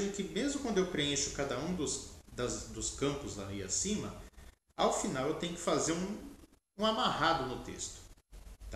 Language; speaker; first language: Portuguese; native; Portuguese